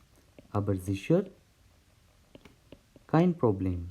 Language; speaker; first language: German; non-native, learner; Hindi